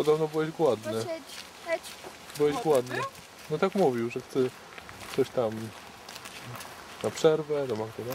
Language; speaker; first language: Polish; native; Polish